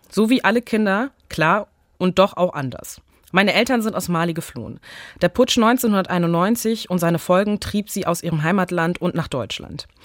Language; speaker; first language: German; early bilingual, other home language; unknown